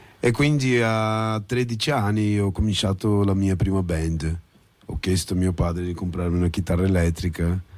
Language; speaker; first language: Italian; non-native, fluent; Portuguese